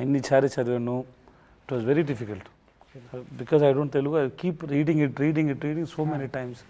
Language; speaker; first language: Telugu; non-native, learner; Tamil